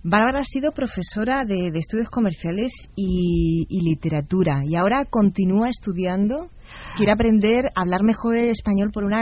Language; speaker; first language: Spanish; native; Spanish